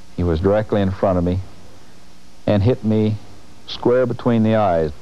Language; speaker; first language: English; native; English